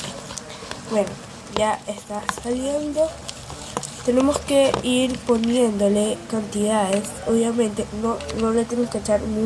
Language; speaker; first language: Spanish; native; Spanish